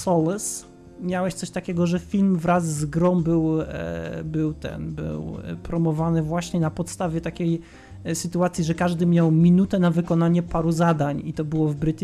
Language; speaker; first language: Polish; native; Polish